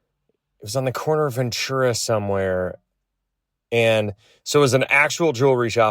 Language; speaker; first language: English; native; English